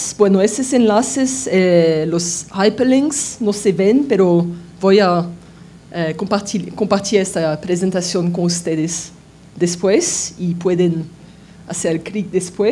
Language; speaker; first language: Spanish; non-native, fluent; French